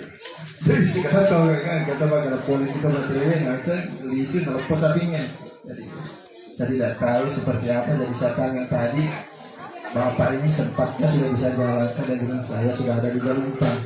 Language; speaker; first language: Indonesian; non-native, local second language; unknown